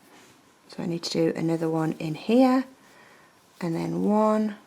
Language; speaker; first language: English; native; English